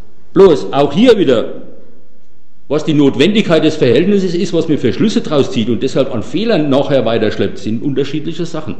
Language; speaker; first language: German; native; German